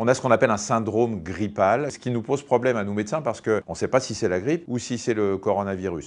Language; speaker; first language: French; native; French